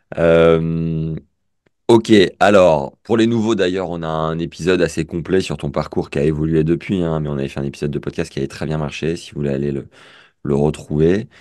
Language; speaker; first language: French; native; French